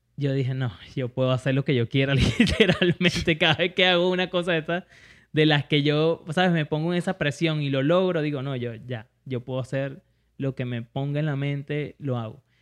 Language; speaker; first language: Spanish; native; Spanish